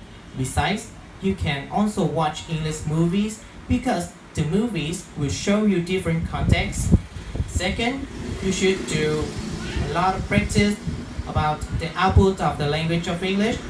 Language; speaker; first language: English; non-native, fluent; Vietnamese